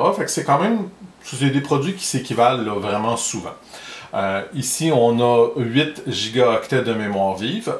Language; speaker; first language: French; native; French